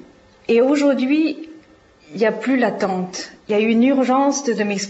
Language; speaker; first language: French; non-native, fluent; Chinese